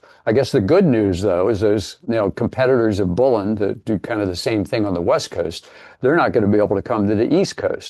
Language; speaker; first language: English; native; English